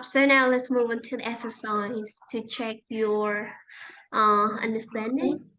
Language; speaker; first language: English; non-native, fluent; Vietnamese